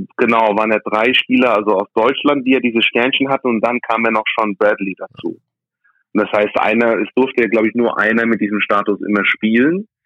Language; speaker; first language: German; early bilingual, other home language; English